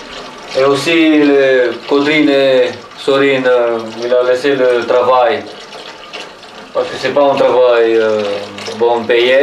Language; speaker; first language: French; non-native, learner; Romanian